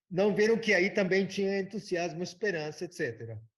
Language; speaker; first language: Portuguese; non-native, fluent; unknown